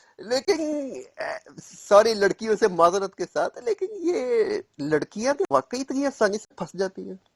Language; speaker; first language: Urdu; non-native, local second language; Punjabi